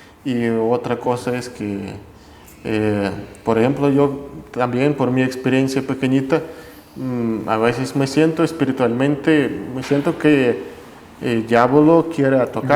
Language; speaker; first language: Spanish; non-native, fluent; Russian